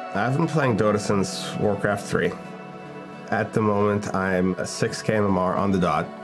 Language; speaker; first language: English; early bilingual, other home language; Hebrew